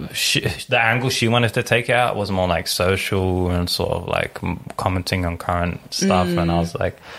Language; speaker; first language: English; early bilingual, other home language; Arabic